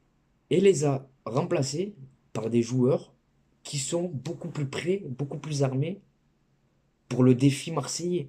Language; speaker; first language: French; native; French